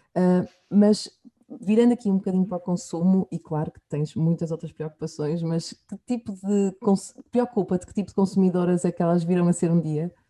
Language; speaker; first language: Portuguese; native; Portuguese